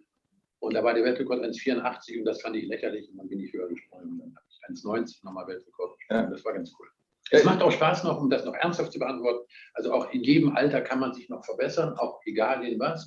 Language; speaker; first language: German; native; German